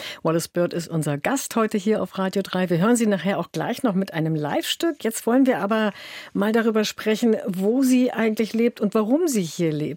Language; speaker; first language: German; native; German